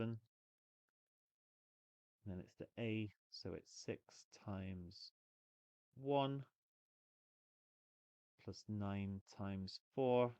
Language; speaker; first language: English; native; English